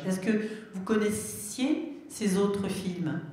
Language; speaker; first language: French; native; French